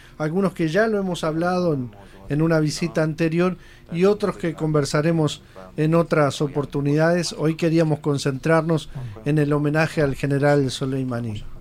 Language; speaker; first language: Spanish; native; Spanish